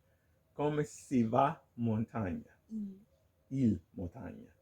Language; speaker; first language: Italian; non-native, learner; English